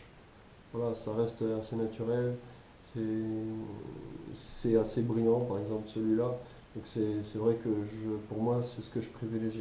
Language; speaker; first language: French; native; French